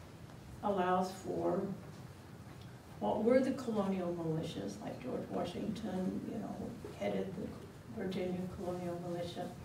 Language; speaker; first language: English; native; English